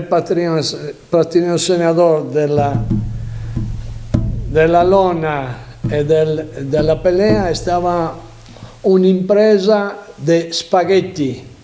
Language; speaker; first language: Spanish; non-native, learner; Italian